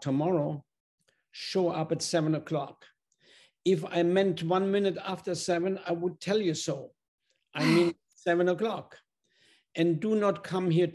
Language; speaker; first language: English; non-native, fluent; German